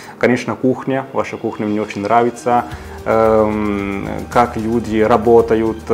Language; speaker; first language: Russian; non-native, fluent; Italian